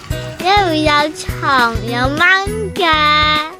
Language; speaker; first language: Chinese; native; Chinese